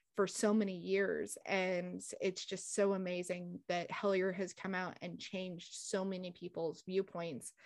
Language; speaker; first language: English; native; English